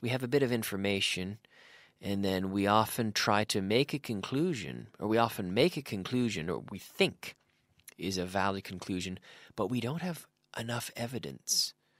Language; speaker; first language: English; native; English